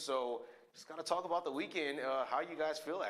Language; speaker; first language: English; native; English